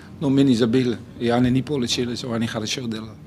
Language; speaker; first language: Russian; non-native, learner; Dutch